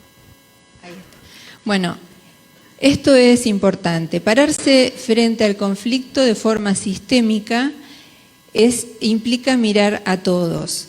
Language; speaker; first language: Spanish; native; Spanish